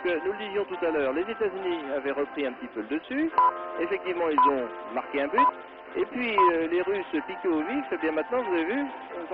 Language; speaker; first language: French; native; French